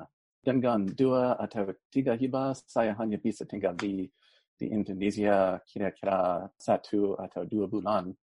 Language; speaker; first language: Indonesian; non-native, fluent; English